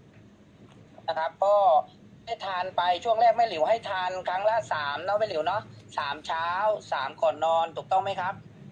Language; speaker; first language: Thai; native; Thai